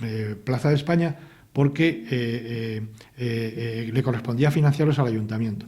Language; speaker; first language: Spanish; native; Spanish